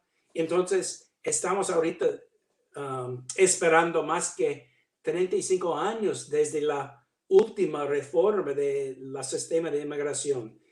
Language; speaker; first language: Spanish; non-native, fluent; English